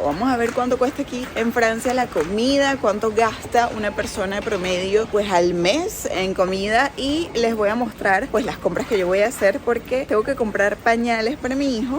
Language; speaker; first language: Spanish; native; Spanish